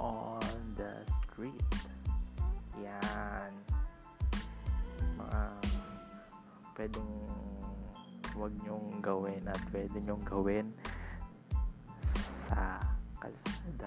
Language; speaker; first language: English; non-native, local second language; Filipino